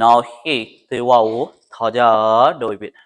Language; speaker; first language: Vietnamese; non-native, learner; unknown